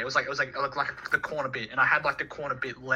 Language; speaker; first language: English; native; English